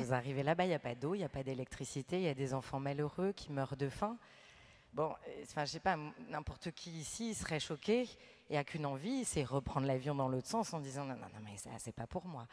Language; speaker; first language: French; native; French